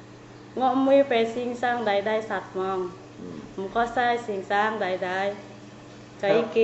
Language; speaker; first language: Cantonese; non-native, learner; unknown